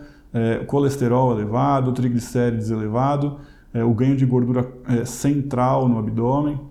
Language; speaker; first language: Portuguese; native; Portuguese